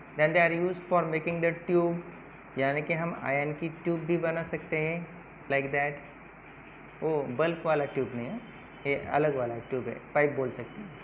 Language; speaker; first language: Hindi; non-native, local second language; Marathi